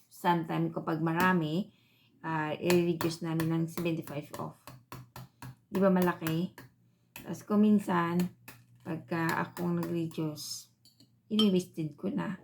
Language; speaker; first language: Filipino; native; Filipino